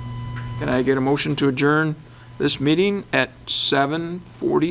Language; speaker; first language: English; native; English